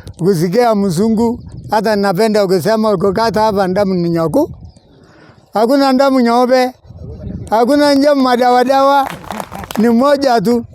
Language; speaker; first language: Swahili; non-native, local second language; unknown